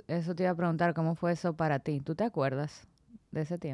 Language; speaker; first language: Spanish; native; Spanish